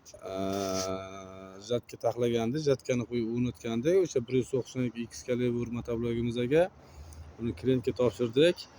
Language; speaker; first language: Uzbek; native; Uzbek